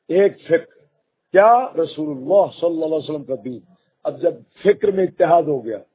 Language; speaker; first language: Urdu; native; Urdu